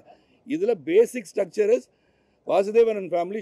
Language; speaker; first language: Tamil; native; Tamil